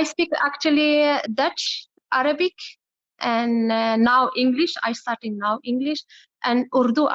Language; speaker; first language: English; non-native, learner; Arabic